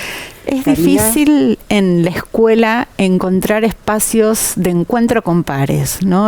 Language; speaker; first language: Spanish; native; Spanish